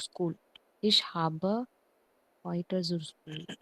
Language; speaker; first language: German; non-native, learner; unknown